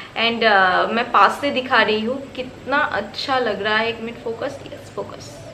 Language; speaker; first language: Hindi; non-native, local second language; Bangla